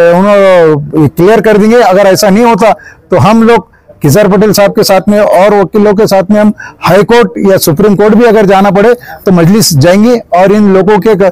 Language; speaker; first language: Hindi; non-native, local second language; Urdu